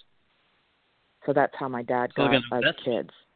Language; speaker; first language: English; non-native, local second language; French